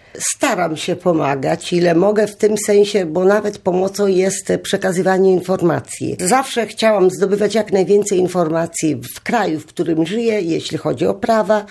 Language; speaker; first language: Polish; native; Polish